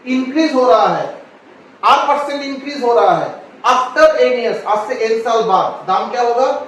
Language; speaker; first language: Hindi; non-native, local second language; Bangla